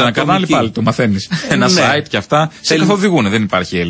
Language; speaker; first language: Greek; native; Greek